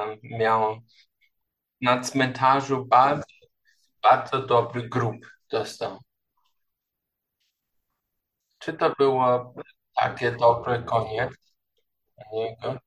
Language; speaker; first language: Polish; non-native, learner; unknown